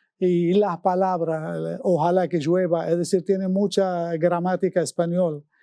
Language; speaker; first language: Spanish; non-native, fluent; Arabic